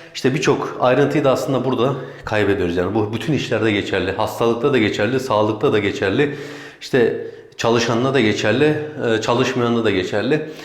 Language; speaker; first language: Turkish; native; Turkish